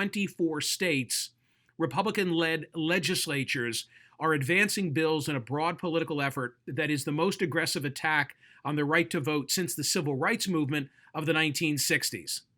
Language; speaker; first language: English; native; English